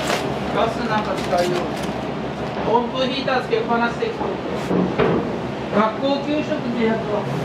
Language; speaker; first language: Japanese; native; Japanese